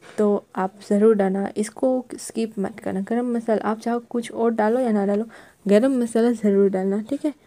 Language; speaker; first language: Hindi; non-native, local second language; Gujarati